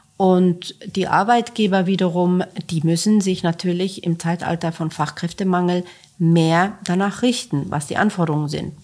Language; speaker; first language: German; non-native, fluent; Finnish